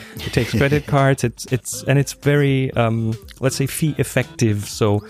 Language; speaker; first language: English; non-native, fluent; German